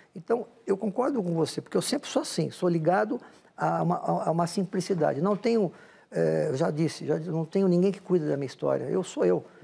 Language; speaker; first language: Portuguese; native; Portuguese